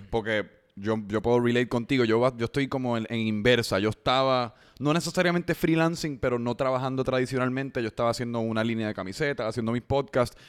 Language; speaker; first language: Spanish; native; Spanish